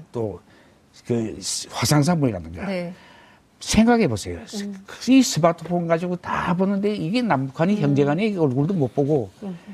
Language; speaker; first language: Korean; native; Korean